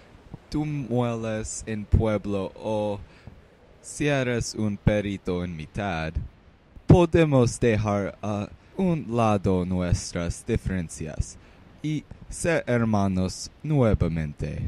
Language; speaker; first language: Spanish; non-native, learner; English